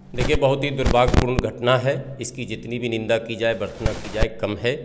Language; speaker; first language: Hindi; native; Hindi